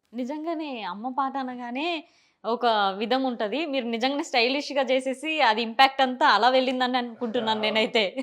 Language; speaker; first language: Telugu; native; Telugu